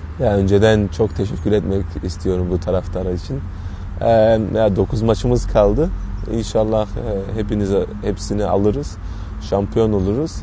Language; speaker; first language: Turkish; early bilingual, heritage; Turkish